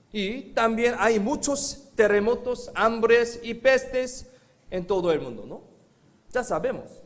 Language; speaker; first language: Spanish; non-native, fluent; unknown